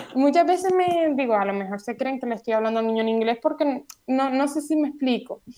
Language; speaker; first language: Spanish; native; Spanish